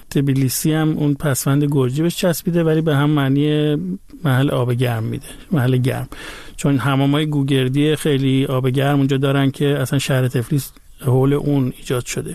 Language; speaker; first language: Persian; native; Persian